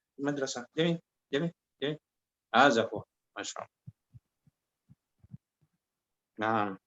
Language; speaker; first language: Arabic; non-native, fluent; Malay